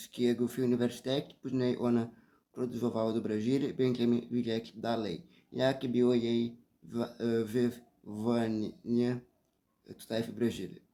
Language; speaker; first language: Polish; early bilingual, heritage; Portuguese